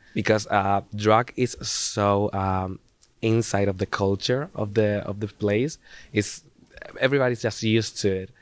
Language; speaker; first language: English; non-native, fluent; Spanish